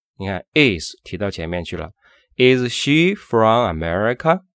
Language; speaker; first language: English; non-native, fluent; Chinese